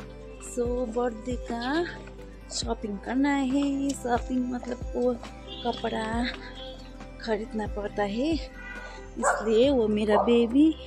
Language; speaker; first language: Hindi; non-native, local second language; Nepali